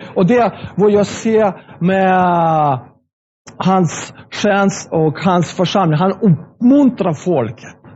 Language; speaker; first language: Swedish; non-native, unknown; Russian